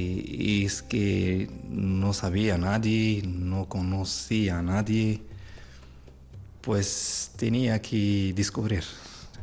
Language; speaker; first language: Spanish; non-native, learner; Arabic